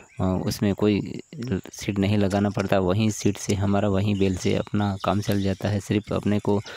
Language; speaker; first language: Hindi; non-native, local second language; Gujarati